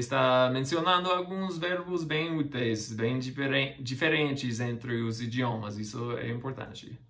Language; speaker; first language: Portuguese; non-native, fluent; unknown